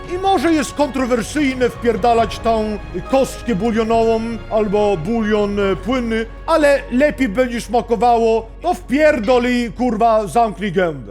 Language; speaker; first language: Polish; non-native, learner; Swedish